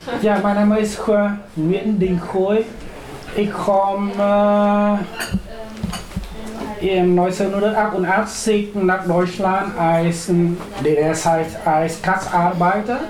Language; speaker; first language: German; non-native, learner; Vietnamese